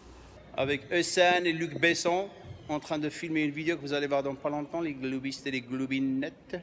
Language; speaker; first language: French; non-native, local second language; Arabic